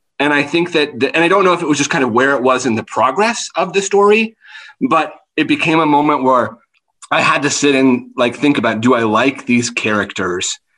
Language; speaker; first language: English; native; English